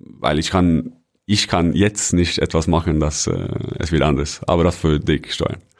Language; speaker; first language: German; non-native, fluent; Norwegian